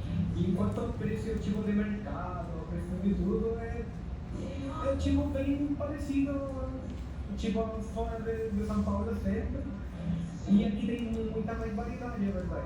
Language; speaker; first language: Portuguese; non-native, fluent; Spanish